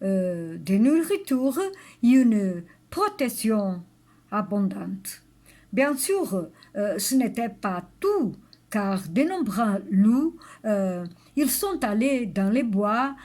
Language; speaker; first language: French; non-native, learner; Portuguese